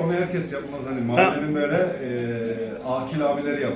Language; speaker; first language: Turkish; native; Turkish